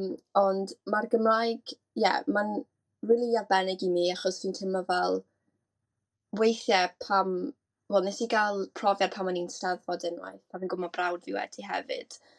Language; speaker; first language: Welsh; native; Welsh